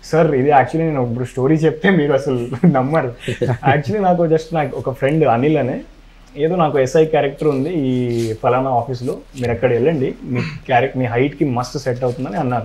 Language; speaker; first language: Telugu; non-native, local second language; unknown